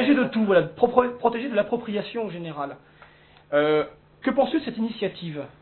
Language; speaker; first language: French; native; French